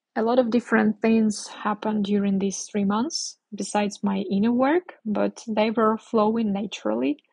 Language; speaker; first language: English; non-native, fluent; Ukrainian